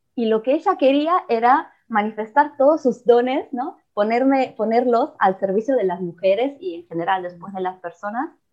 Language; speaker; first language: Spanish; non-native, fluent; Italian